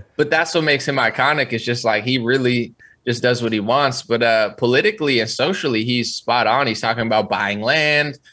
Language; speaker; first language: English; native; English